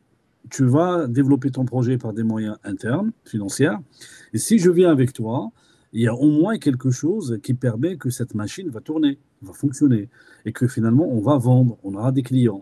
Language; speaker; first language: French; native; French